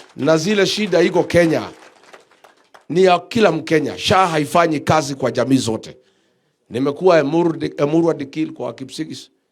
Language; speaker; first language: Swahili; non-native, local second language; Kikuyu